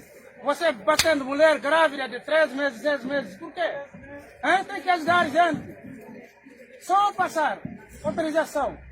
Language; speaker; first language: Portuguese; non-native, learner; Haitian Creole